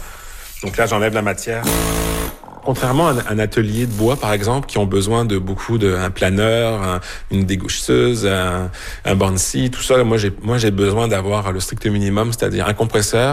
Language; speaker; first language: French; native; French